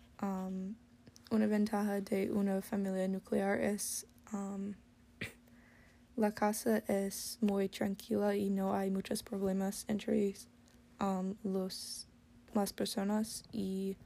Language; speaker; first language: Spanish; non-native, learner; English